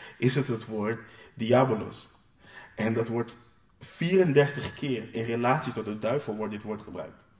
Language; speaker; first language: Dutch; non-native, local second language; Papiamento